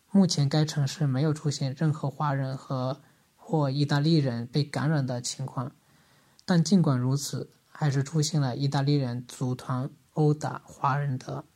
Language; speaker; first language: Chinese; native; Chinese